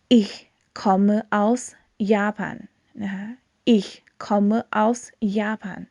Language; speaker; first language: German; non-native, fluent; Thai